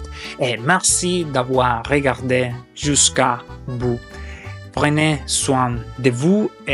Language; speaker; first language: French; non-native, fluent; German